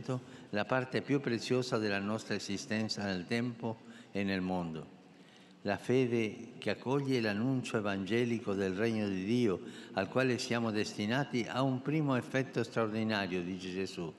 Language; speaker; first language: Italian; non-native, fluent; Spanish